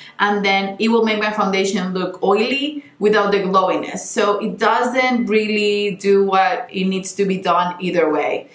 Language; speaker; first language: English; non-native, fluent; Spanish